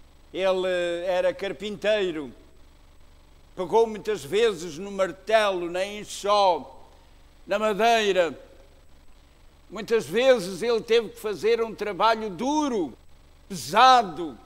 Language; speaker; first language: Portuguese; native; Portuguese